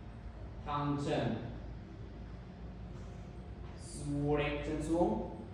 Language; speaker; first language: Vietnamese; non-native, learner; Indonesian